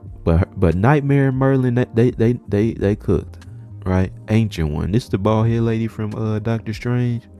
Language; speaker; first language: English; native; English